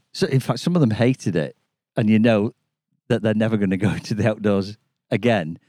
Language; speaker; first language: English; native; English